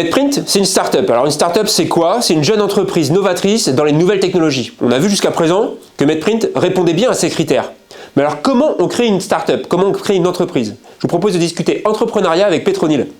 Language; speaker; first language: French; native; French